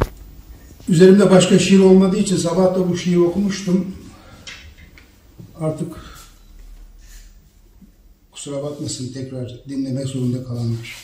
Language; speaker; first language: Turkish; native; Turkish